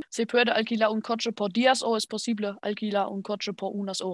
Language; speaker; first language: Spanish; non-native, learner; German